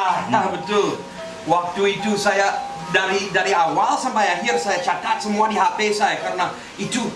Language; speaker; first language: Indonesian; non-native, fluent; Spanish